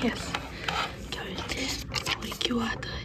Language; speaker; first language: Korean; non-native, learner; Italian